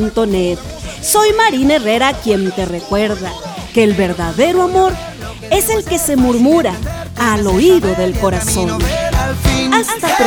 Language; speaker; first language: Spanish; native; Spanish